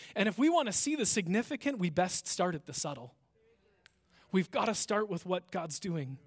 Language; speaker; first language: English; native; English